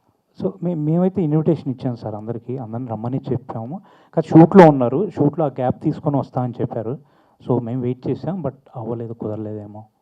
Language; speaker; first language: Telugu; native; Telugu